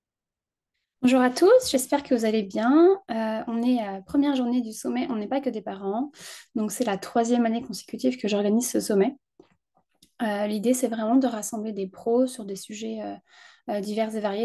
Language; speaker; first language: French; native; French